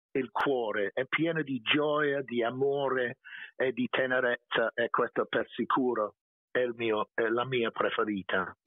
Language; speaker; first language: Italian; non-native, fluent; English